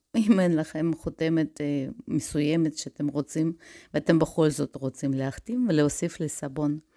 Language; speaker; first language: Hebrew; non-native, fluent; Russian